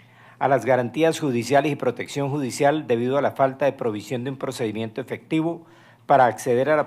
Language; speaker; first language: Spanish; native; Spanish